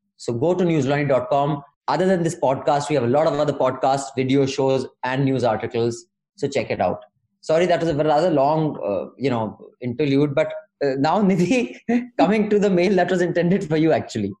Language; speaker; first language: English; non-native, local second language; Hindi